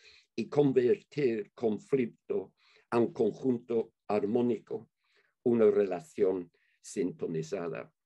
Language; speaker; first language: Spanish; non-native, fluent; English